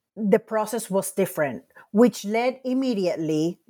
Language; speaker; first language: English; non-native, fluent; Spanish